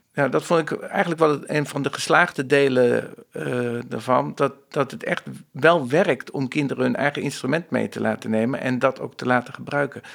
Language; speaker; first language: Dutch; native; Dutch